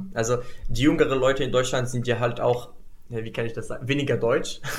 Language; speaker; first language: German; non-native, fluent; Arabic